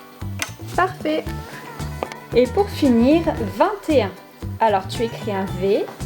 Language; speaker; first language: French; native; French